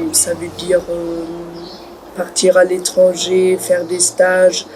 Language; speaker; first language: French; non-native, learner; German